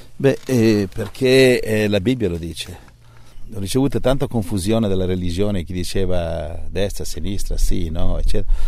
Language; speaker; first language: Italian; native; Italian